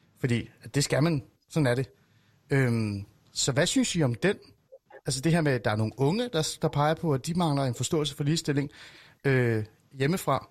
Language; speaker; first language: Danish; early bilingual, other home language; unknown